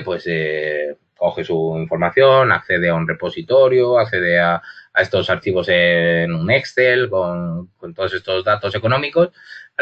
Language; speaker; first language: Spanish; native; Spanish